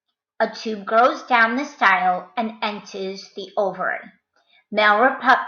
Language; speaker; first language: English; native; English